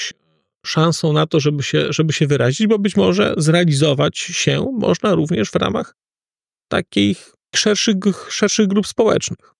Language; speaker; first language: Polish; native; Polish